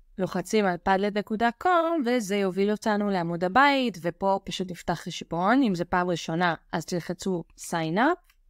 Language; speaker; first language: Hebrew; native; Hebrew